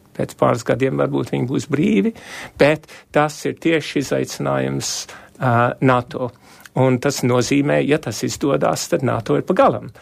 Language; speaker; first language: Latvian; early bilingual, heritage; Latvian